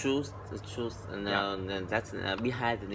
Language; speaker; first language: English; non-native, learner; Vietnamese